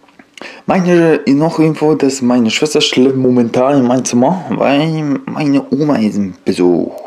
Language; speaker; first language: German; non-native, learner; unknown